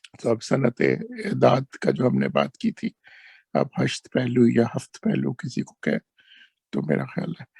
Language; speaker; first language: Urdu; non-native, local second language; Punjabi